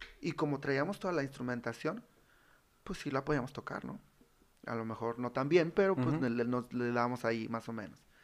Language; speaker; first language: Spanish; native; Spanish